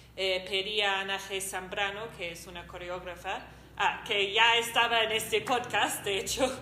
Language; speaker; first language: Spanish; non-native, fluent; English